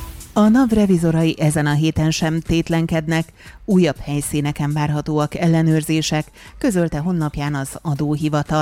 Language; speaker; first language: Hungarian; native; Hungarian